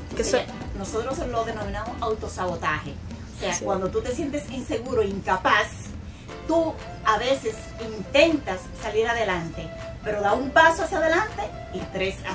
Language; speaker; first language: Spanish; native; Spanish